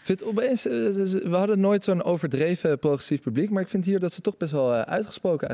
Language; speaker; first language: Dutch; native; Dutch